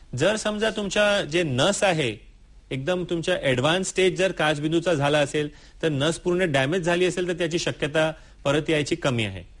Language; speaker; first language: Marathi; non-native, local second language; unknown